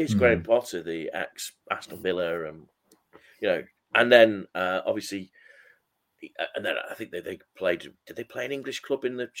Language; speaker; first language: English; native; English